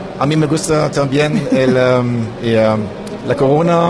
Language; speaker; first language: Spanish; non-native, learner; German